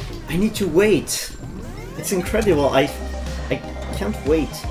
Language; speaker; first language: English; non-native, fluent; French